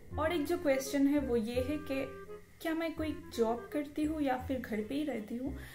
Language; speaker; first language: Hindi; non-native, local second language; Bangla